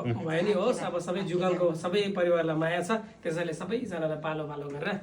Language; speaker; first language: Nepali; non-native, local second language; Sherpa